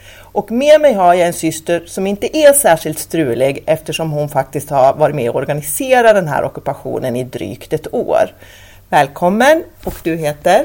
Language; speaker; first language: Swedish; native; Swedish